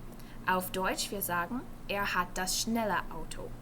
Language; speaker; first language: German; non-native, fluent; English